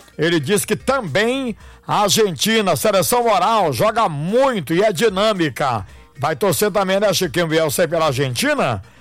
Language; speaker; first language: Portuguese; native; Portuguese